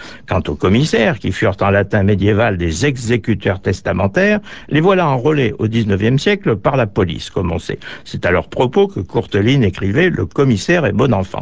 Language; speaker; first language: French; native; French